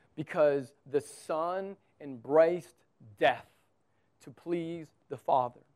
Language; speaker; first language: English; native; English